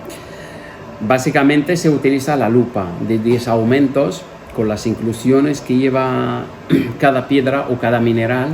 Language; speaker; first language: Spanish; non-native, fluent; Arabic